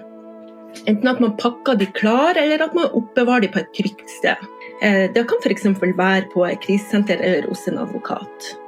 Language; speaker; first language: Norwegian; native; Norwegian